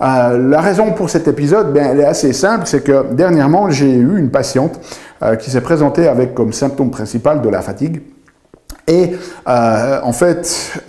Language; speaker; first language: French; native; French